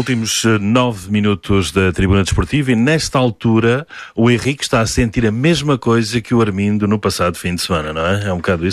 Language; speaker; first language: Portuguese; native; Portuguese